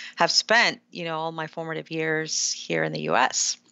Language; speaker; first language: English; early bilingual, other home language; Spanish